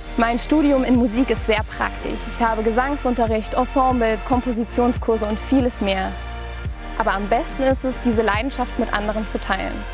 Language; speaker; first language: German; native; German